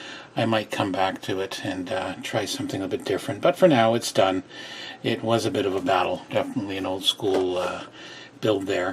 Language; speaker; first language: English; native; English